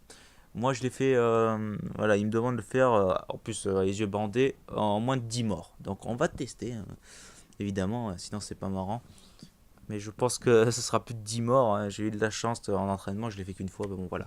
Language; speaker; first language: French; native; French